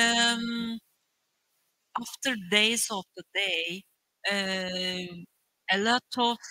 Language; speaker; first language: English; non-native, learner; Turkish